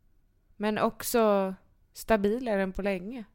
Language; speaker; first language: Swedish; native; Swedish